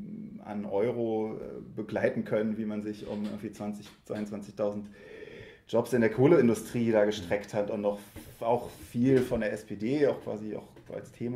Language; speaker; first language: German; native; German